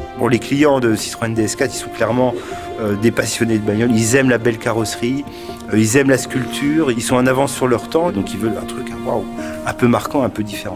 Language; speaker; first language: French; native; French